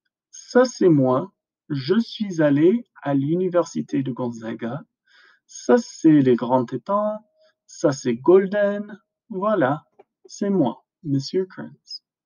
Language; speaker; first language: French; non-native, fluent; English